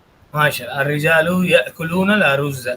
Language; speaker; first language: Arabic; non-native, fluent; Tamil